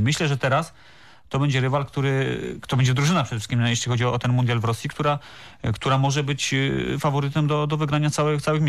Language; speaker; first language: Polish; native; Polish